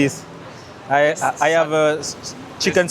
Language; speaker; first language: English; non-native, learner; French